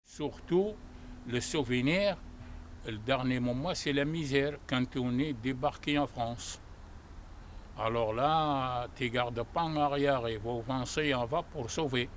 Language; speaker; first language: French; non-native, fluent; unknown